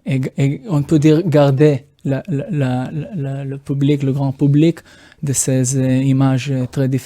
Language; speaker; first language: French; non-native, fluent; Hebrew